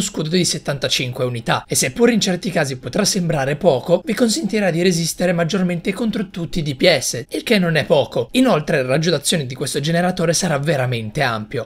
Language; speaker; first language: Italian; native; Italian